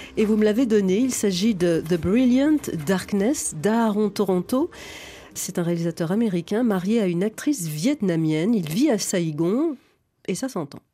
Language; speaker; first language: French; native; French